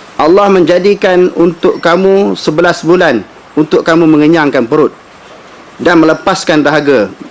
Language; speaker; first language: Malay; native; Malay